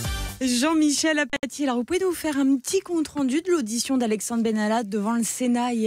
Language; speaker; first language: French; native; French